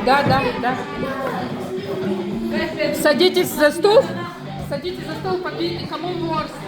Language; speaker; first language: Russian; native; Russian